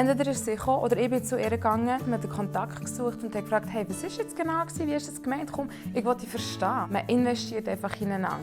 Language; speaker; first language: German; early bilingual, other home language; Turkish